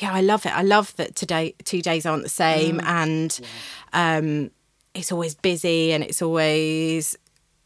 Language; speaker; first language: English; native; English